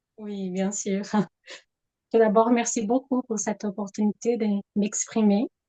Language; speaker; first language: French; non-native, fluent; Portuguese